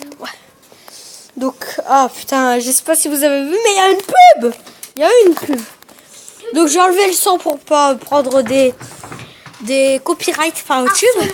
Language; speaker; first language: French; native; French